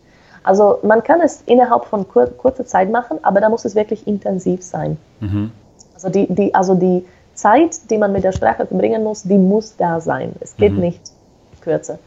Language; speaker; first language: German; non-native, fluent; Slovak